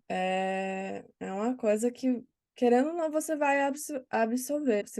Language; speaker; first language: Portuguese; non-native, fluent; English